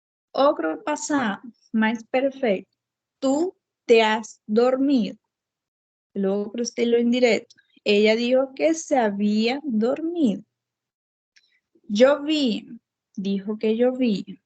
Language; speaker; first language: Spanish; non-native, fluent; Portuguese